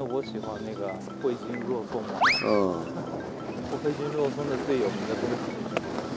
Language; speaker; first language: Chinese; non-native, fluent; Japanese